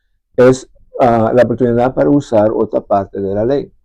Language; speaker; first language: Spanish; early bilingual, heritage; Spanish